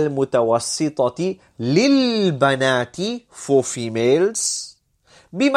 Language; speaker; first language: Arabic; non-native, fluent; English